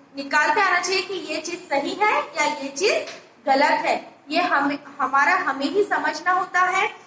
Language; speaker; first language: Hindi; non-native, local second language; Marathi